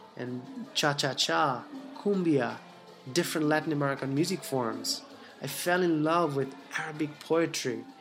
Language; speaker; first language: English; non-native, fluent; Bangla